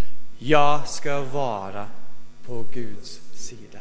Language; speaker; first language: Swedish; non-native, fluent; English